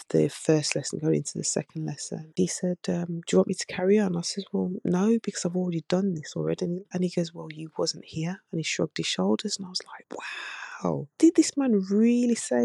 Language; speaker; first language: English; native; English